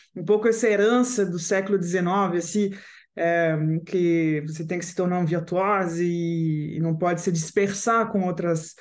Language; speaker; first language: Portuguese; non-native, fluent; French